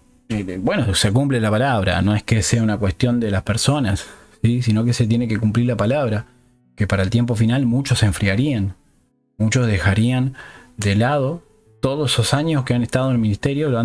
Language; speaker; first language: Spanish; native; Spanish